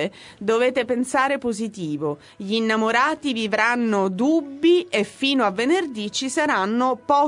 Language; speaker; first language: Italian; native; Italian